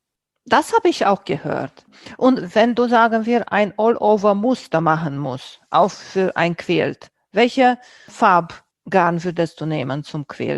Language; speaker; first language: German; non-native, fluent; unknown